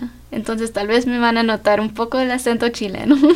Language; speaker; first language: Spanish; early bilingual, heritage; Spanish